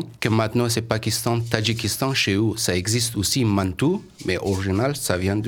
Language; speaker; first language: French; non-native, learner; Persian